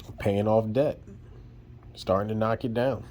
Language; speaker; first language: English; native; English